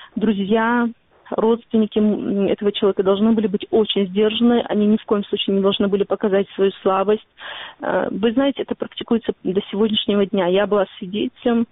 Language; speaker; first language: Russian; non-native, local second language; Ingush